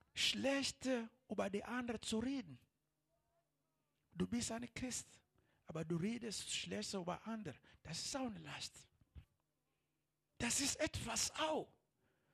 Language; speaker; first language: German; non-native, learner; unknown